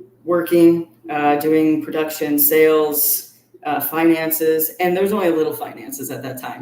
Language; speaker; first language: English; native; English